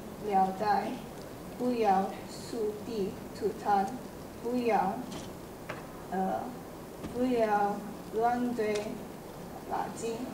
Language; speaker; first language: Chinese; non-native, learner; Indonesian